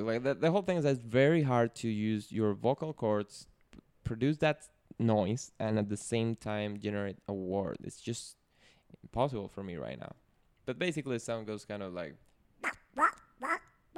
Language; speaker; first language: English; non-native, fluent; Spanish